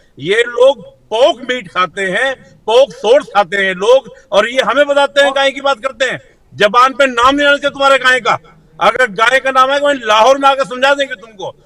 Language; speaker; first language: Hindi; native; Hindi